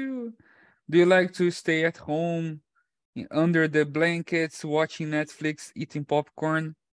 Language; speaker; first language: English; non-native, fluent; Portuguese